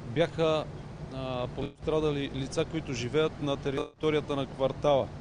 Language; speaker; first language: Bulgarian; native; Bulgarian